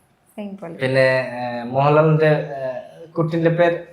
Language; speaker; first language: Malayalam; non-native, learner; Bangla